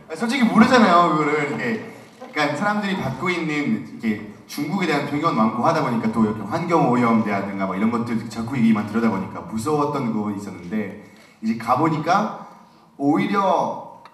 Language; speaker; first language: Korean; non-native, fluent; French